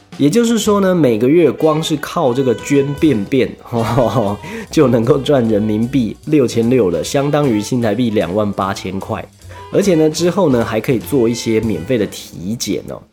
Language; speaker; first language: Chinese; native; Chinese